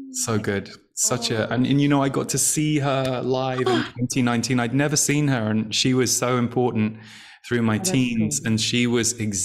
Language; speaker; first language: English; native; English